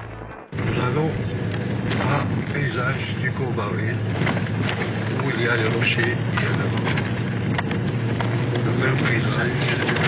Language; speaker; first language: French; non-native, learner; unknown